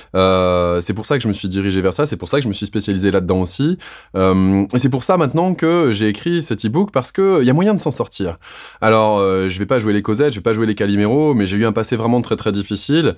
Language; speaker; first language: French; native; French